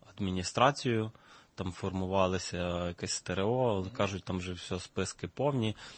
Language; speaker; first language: Ukrainian; native; Ukrainian